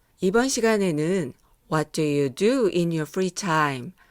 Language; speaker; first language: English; non-native, fluent; Korean